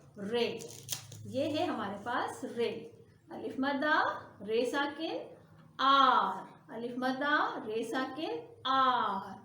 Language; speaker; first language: Hindi; non-native, local second language; Punjabi